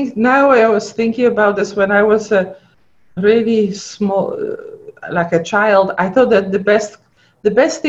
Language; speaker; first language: English; non-native, fluent; Polish